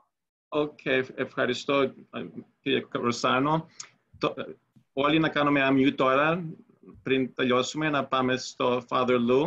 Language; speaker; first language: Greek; early bilingual, heritage; Greek